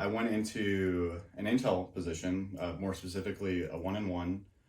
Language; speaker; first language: English; native; English